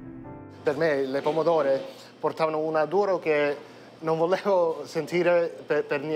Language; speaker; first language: Italian; early bilingual, heritage; Italian